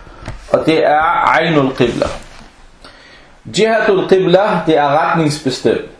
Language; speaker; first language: Danish; non-native, fluent; Arabic